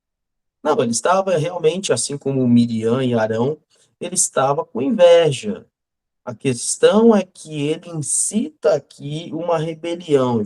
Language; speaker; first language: Portuguese; native; Portuguese